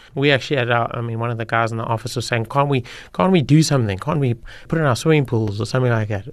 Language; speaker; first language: English; native; English